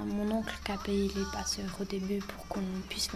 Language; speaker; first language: French; early bilingual, other home language; Bosnian